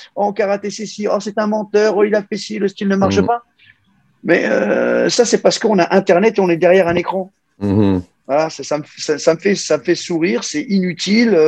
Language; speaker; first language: French; native; French